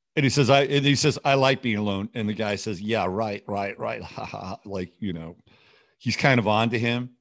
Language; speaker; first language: English; native; English